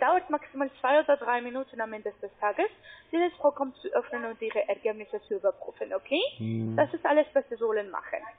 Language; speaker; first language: German; non-native, learner; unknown